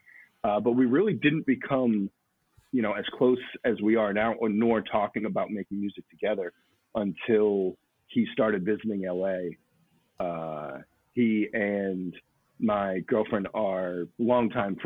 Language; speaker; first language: English; native; English